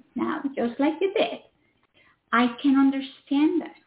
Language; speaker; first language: English; non-native, fluent; Spanish